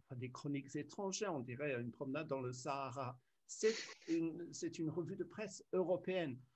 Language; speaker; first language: French; non-native, fluent; English